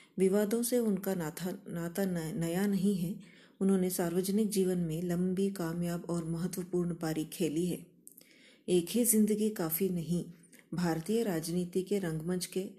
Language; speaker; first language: Hindi; non-native, local second language; Kannada